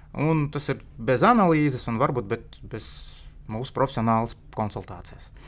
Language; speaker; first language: Latvian; non-native, local second language; Russian